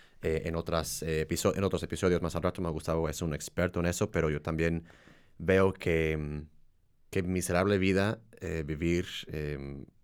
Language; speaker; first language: Spanish; native; Spanish